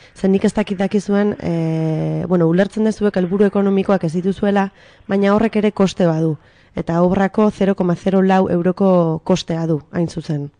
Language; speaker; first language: Basque; native; Basque